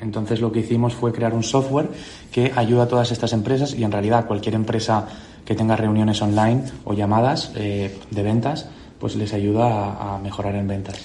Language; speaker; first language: Spanish; native; Spanish